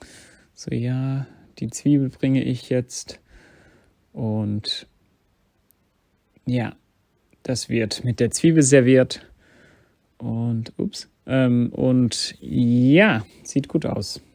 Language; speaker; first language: German; non-native, fluent; English